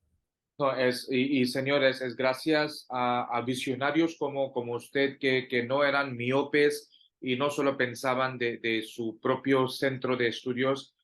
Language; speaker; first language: Spanish; non-native, fluent; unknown